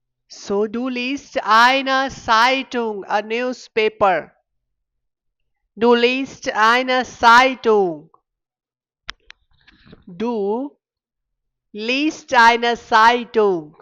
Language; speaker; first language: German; non-native, fluent; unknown